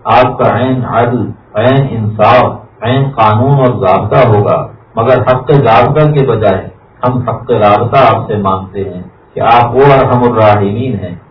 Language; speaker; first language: Urdu; native; Urdu